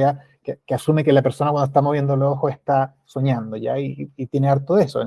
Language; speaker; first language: Spanish; native; Spanish